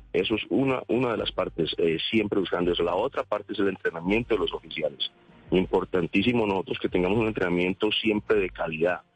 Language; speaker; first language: Spanish; native; Spanish